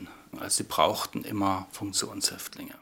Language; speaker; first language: German; native; German